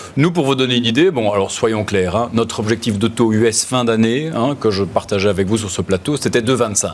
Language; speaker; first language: French; native; French